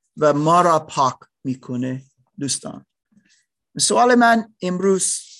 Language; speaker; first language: Persian; non-native, learner; German